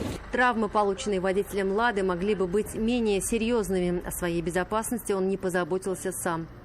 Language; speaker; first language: Russian; native; Russian